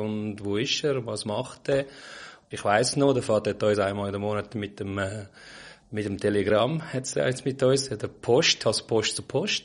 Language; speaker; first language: German; non-native, fluent; Portuguese